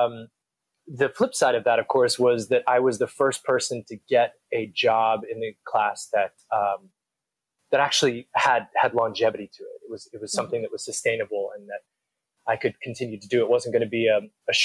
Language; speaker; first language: English; native; English